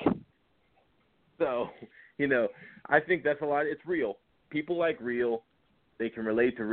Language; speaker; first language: English; native; English